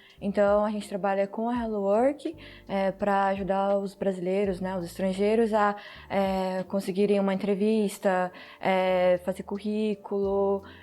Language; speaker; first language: Portuguese; early bilingual, heritage; Portuguese